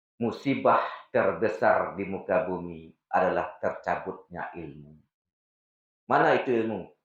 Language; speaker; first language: Malay; non-native, local second language; Minangkabau